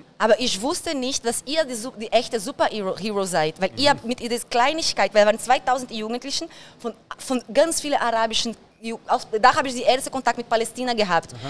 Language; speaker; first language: German; non-native, fluent; Portuguese